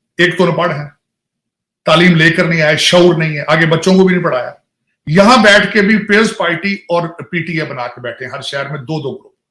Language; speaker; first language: Urdu; native; Urdu